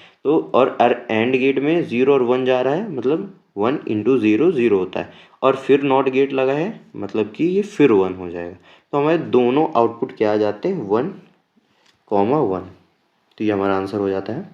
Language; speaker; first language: Hindi; native; Hindi